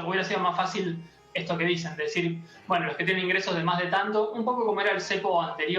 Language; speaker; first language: Spanish; native; Spanish